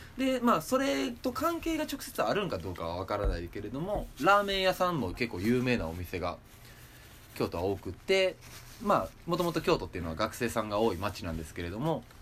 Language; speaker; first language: Japanese; native; Japanese